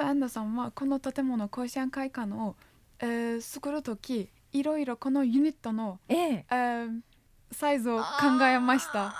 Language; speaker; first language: Japanese; non-native, fluent; Turkish